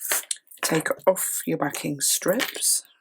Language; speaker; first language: English; native; English